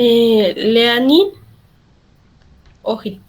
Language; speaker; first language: English; non-native, learner; Spanish